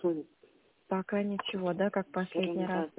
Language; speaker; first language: Russian; native; Russian